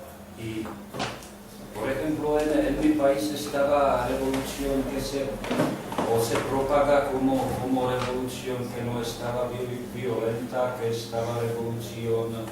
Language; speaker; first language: Spanish; non-native, learner; Czech